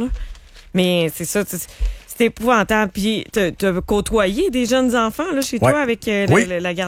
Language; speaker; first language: French; native; French